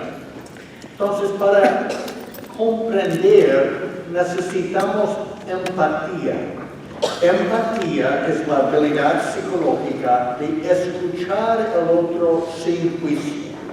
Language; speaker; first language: Spanish; non-native, fluent; English